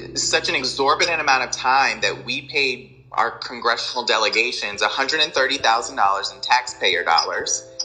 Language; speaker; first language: English; native; English